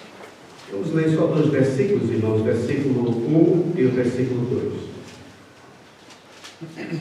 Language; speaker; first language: Portuguese; native; Portuguese